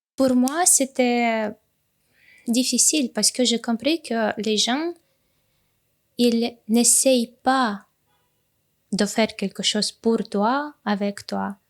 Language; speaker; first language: French; non-native, learner; Ukrainian